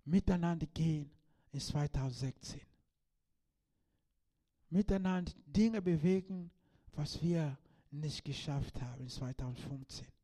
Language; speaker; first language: German; non-native, learner; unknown